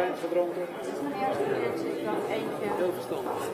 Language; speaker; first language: Dutch; native; Dutch